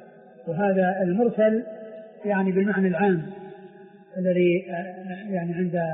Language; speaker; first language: Arabic; native; Arabic